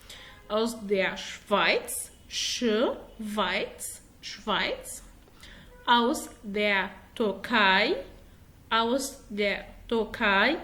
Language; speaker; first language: German; non-native, fluent; Arabic